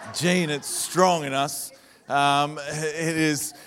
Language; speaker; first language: English; native; English